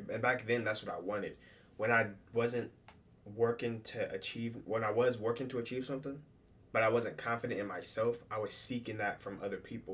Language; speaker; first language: English; native; English